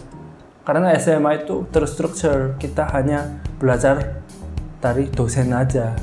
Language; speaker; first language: Indonesian; non-native, fluent; Korean